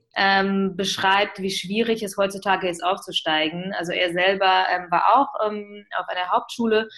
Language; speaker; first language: German; early bilingual, other home language; Ukrainian